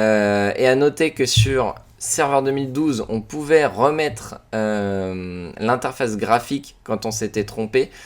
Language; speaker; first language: French; native; French